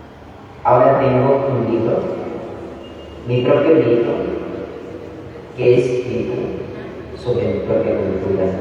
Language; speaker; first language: Spanish; non-native, local second language; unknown